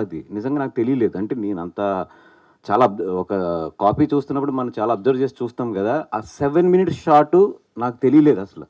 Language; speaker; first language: Telugu; native; Telugu